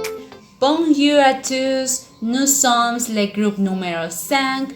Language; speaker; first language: French; non-native, learner; Spanish